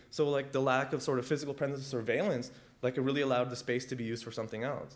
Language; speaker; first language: English; early bilingual, other home language; Spanish